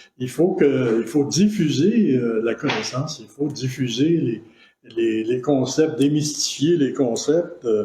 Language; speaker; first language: French; native; French